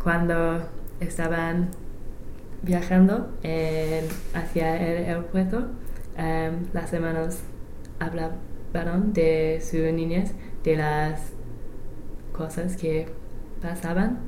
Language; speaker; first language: Spanish; non-native, learner; English